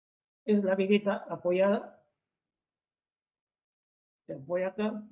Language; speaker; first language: Spanish; native; Spanish